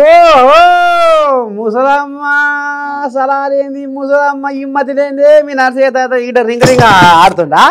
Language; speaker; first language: Telugu; native; Telugu